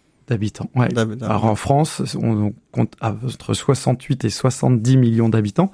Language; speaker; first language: French; native; French